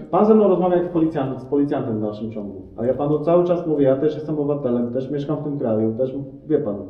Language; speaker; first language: Polish; native; Polish